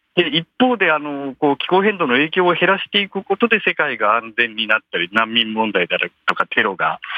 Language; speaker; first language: Japanese; native; Japanese